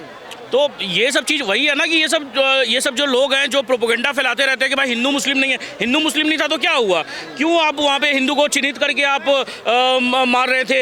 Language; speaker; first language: Hindi; native; Hindi